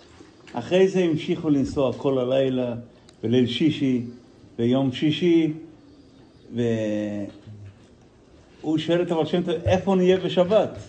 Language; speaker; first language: Hebrew; non-native, fluent; Yiddish